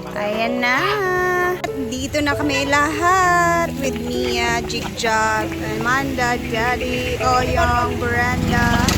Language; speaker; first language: Filipino; non-native, local second language; Cebuano